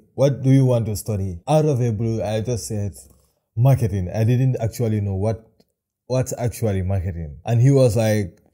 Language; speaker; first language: English; non-native, local second language; Wolof